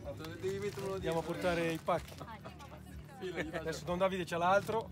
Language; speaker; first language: Italian; native; Italian